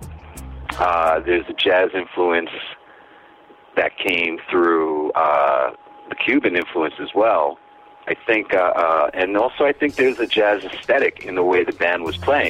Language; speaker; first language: English; native; English